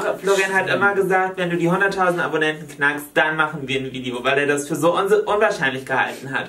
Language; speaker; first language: German; native; German